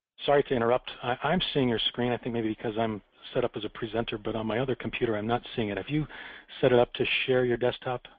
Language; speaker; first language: English; native; English